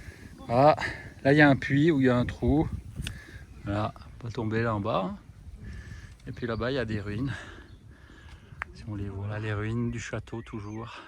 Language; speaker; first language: French; native; French